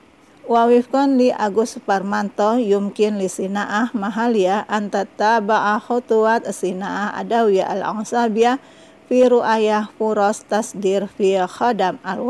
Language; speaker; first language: Arabic; non-native, fluent; Indonesian